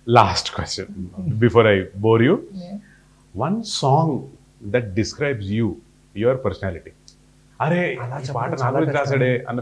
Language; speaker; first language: Telugu; native; Telugu